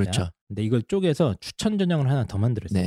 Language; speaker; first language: Korean; native; Korean